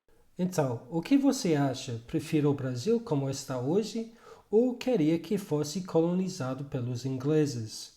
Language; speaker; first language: Portuguese; non-native, fluent; English